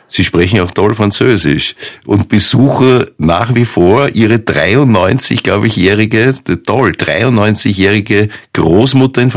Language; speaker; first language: German; native; German